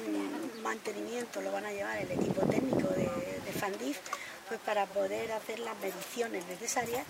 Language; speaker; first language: Spanish; native; Spanish